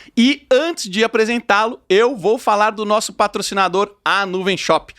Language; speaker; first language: Portuguese; native; Portuguese